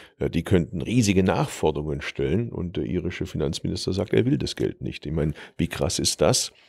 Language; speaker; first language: German; early bilingual, other home language; Turkish